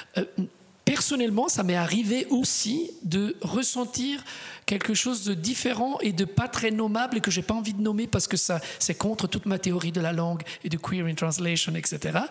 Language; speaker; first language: French; non-native, fluent; Italian